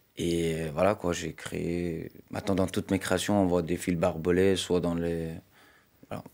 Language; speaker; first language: French; non-native, fluent; Persian